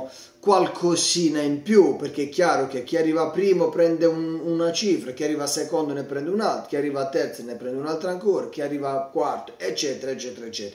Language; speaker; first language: Italian; native; Italian